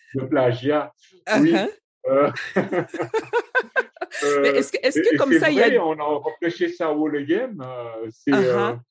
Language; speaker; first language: French; non-native, local second language; Malagasy